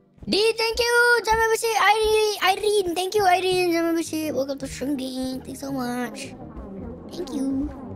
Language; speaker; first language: English; non-native, local second language; Malay